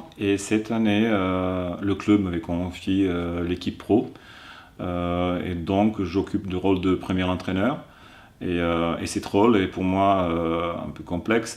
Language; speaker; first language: French; non-native, fluent; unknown